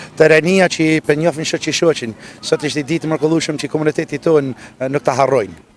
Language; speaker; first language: Albanian; early bilingual, heritage; Albanian